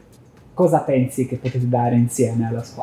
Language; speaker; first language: Italian; native; Italian